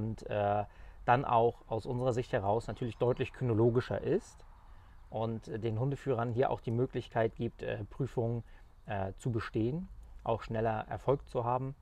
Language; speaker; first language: German; native; German